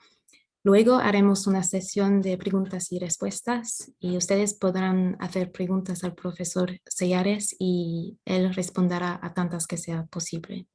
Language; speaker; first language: Spanish; non-native, fluent; English